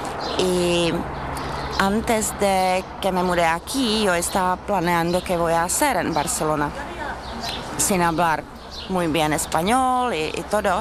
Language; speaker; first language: Spanish; non-native, learner; Czech